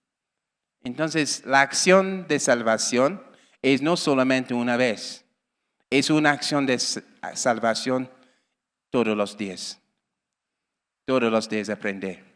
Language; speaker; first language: Spanish; non-native, learner; English